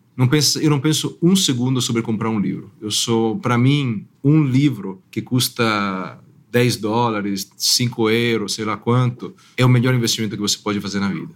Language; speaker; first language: Portuguese; non-native, fluent; Italian